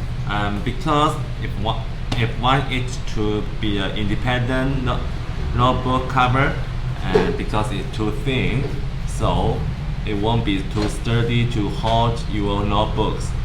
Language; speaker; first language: English; non-native, learner; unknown